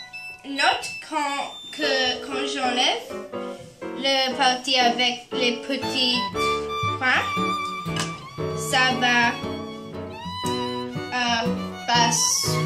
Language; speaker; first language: French; non-native, learner; English